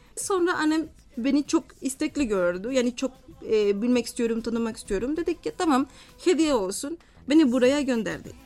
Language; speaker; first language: Turkish; non-native, fluent; Spanish